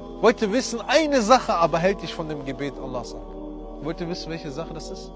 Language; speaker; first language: German; early bilingual, other home language; Romany